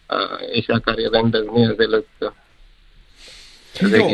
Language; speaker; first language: Hungarian; non-native, fluent; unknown